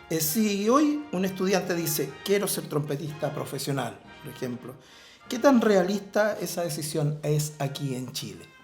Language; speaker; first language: Spanish; native; Spanish